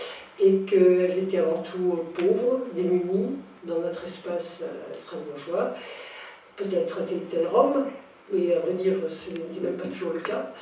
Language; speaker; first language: French; native; French